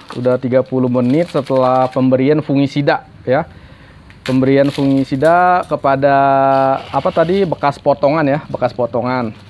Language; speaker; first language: Indonesian; native; Indonesian